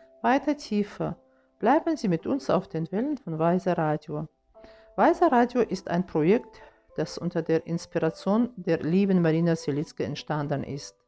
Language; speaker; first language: German; non-native, fluent; Russian